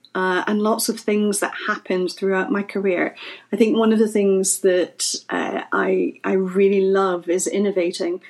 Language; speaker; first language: English; native; English